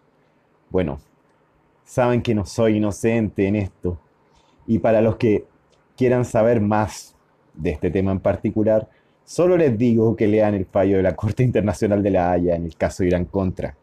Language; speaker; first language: Spanish; native; Spanish